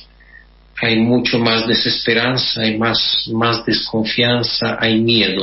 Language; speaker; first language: Spanish; non-native, fluent; Russian